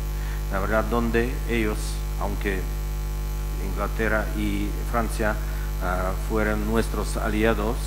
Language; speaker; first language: Spanish; non-native, fluent; Czech